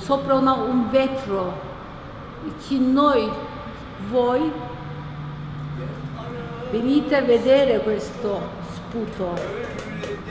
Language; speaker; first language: Italian; non-native, learner; Turkish